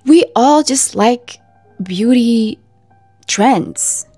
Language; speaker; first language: English; non-native, fluent; Mongolian